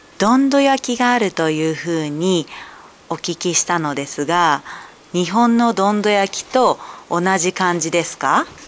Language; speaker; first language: Japanese; native; Japanese